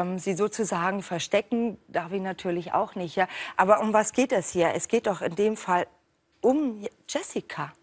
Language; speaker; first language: German; native; German